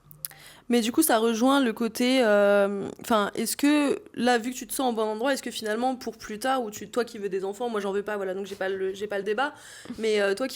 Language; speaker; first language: French; native; French